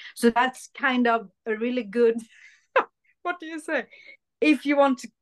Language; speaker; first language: English; early bilingual, other home language; Hindi